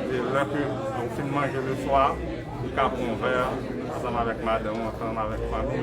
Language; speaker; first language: French; non-native, local second language; Haitian Creole